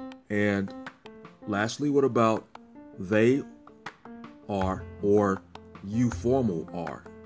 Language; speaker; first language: English; native; English